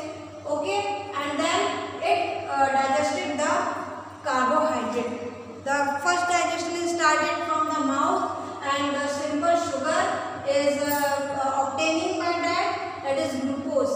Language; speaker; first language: English; non-native, local second language; Hindi